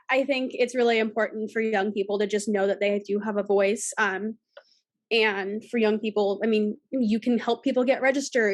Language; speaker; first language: English; native; English